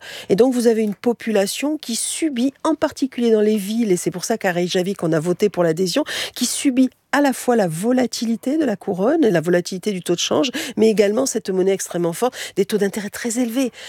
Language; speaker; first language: French; native; French